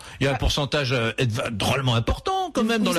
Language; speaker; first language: French; native; French